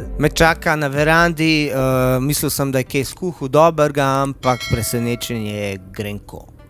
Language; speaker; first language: Slovenian; early bilingual, other home language; Bosnian